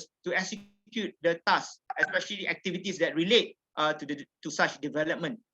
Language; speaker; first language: English; non-native, fluent; Malay